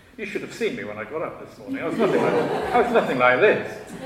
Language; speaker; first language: English; native; English